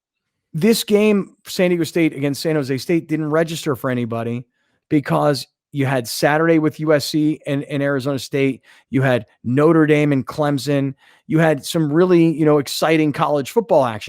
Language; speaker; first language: English; native; English